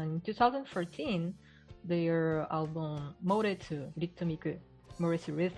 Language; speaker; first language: English; non-native, fluent; Portuguese